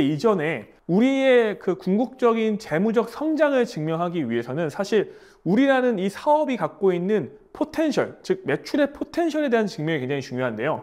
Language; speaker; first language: Korean; native; Korean